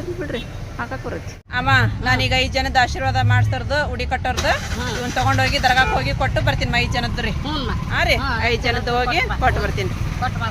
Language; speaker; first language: Kannada; non-native, local second language; Urdu